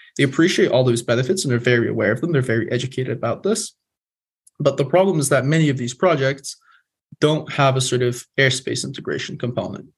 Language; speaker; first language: English; non-native, fluent; Polish